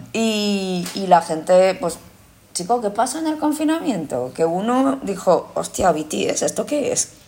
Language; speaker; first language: Spanish; early bilingual, other home language; Korean